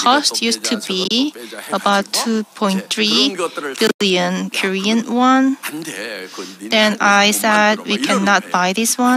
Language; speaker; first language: English; non-native, fluent; Korean